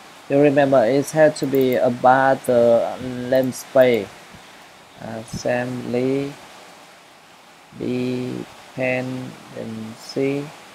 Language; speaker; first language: English; non-native, learner; Vietnamese